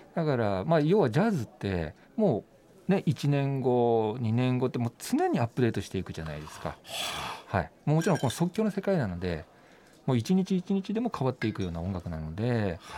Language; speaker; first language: Japanese; native; Japanese